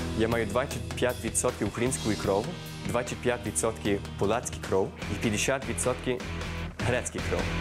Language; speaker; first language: Ukrainian; early bilingual, heritage; Ukrainian